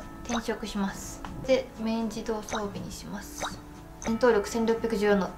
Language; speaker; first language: Japanese; native; Japanese